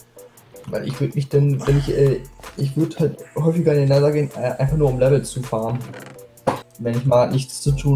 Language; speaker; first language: German; native; German